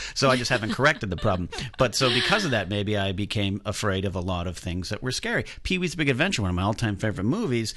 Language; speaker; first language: English; native; English